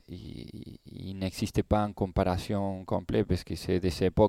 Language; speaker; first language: French; non-native, learner; Spanish